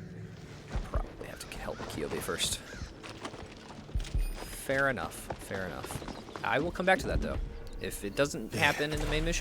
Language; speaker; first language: English; native; English